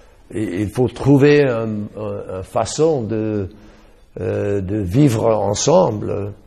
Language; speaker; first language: French; non-native, fluent; English